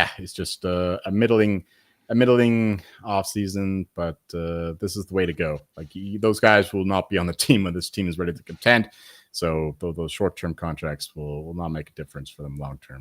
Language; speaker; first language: English; native; English